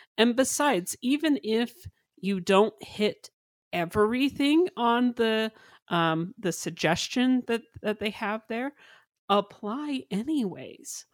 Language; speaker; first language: English; native; English